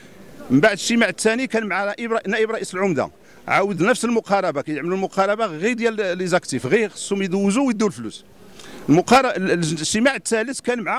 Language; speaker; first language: Arabic; native; Arabic